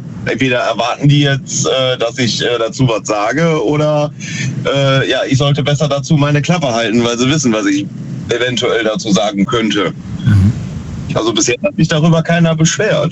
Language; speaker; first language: German; native; German